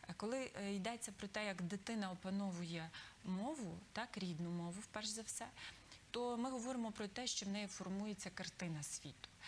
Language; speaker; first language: Ukrainian; native; Ukrainian